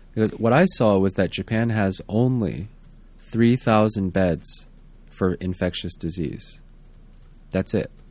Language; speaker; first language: English; native; English